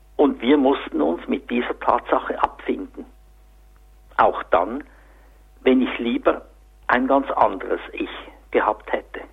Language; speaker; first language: German; native; German